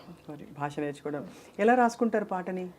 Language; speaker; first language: Telugu; native; Telugu